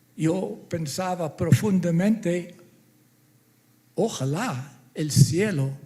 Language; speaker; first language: Spanish; non-native, fluent; English